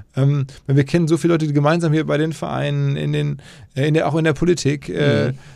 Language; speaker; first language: German; native; German